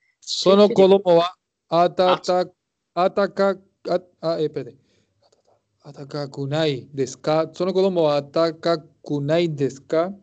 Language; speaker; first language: Japanese; non-native, learner; Spanish